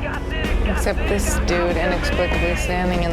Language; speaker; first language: English; native; English